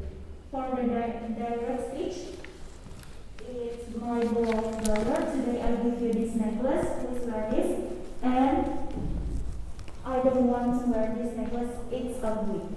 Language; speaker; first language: English; non-native, learner; Indonesian